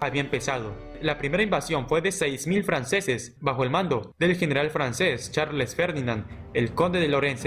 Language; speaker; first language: Spanish; native; Spanish